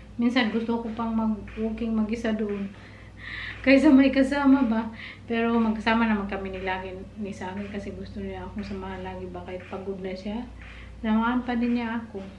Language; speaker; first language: Filipino; non-native, local second language; Cebuano